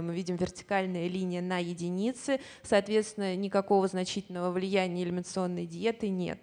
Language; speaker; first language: Russian; native; Russian